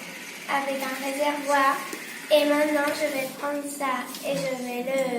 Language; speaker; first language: French; non-native, local second language; Spanish